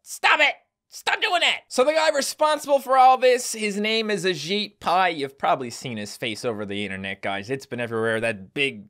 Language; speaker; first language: English; native; English